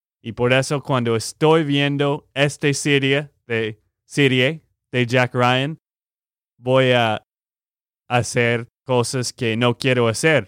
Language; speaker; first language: Spanish; non-native, fluent; English